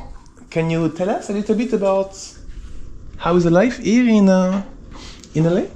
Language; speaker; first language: English; non-native, fluent; Spanish